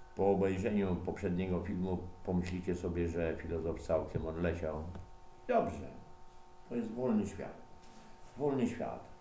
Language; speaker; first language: Polish; native; Polish